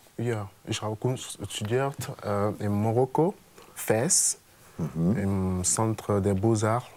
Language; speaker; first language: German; non-native, learner; French